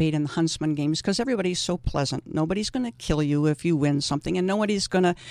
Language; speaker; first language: English; native; English